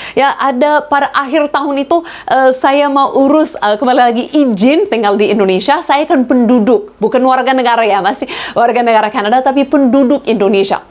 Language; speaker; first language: Indonesian; non-native, fluent; English